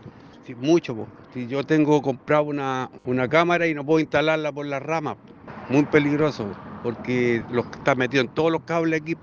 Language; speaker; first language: Spanish; native; Spanish